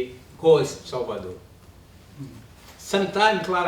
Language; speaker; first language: English; non-native, learner; Portuguese